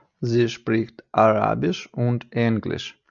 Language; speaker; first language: German; non-native, fluent; Ukrainian